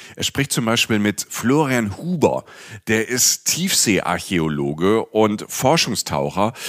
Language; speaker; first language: German; native; German